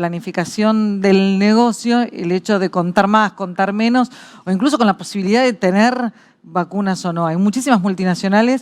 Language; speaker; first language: Spanish; native; Spanish